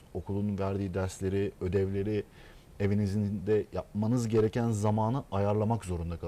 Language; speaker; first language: Turkish; native; Turkish